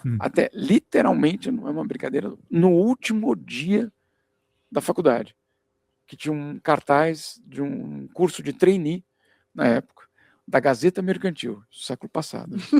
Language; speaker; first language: Portuguese; early bilingual, other home language; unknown